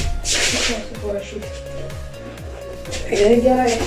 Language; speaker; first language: Lithuanian; early bilingual, heritage; Lithuanian